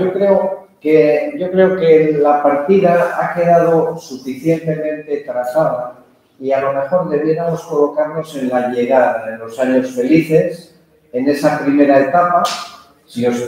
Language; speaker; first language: Spanish; early bilingual, heritage; Spanish